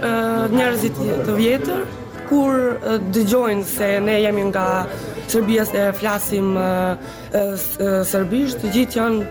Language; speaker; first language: Albanian; non-native, learner; Serbian